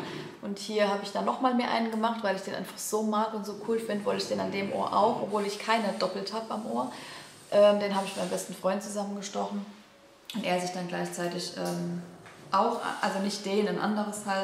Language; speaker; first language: German; native; German